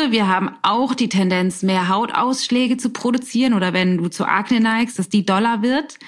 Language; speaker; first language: German; native; German